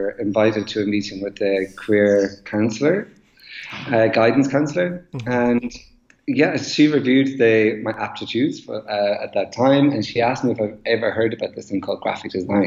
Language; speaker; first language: English; native; English